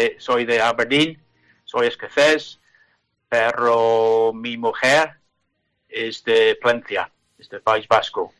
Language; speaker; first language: Spanish; non-native, learner; English